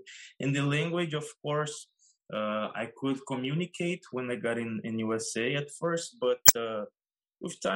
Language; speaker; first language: English; non-native, fluent; Portuguese